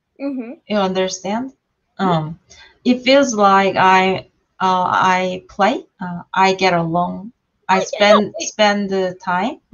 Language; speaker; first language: English; non-native, learner; Korean